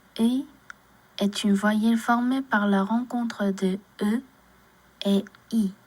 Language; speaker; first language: French; non-native, learner; Korean